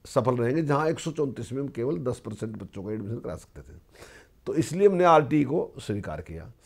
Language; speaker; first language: Hindi; native; Hindi